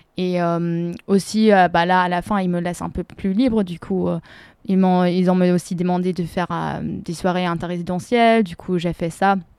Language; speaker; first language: French; non-native, fluent; German